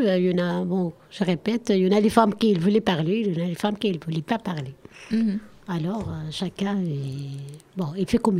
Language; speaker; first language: French; non-native, learner; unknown